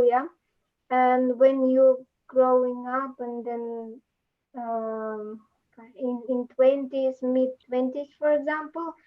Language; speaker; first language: English; non-native, learner; Russian